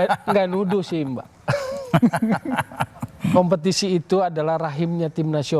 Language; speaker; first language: Indonesian; native; Indonesian